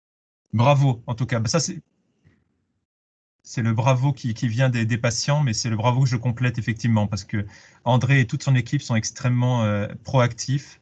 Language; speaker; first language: French; native; French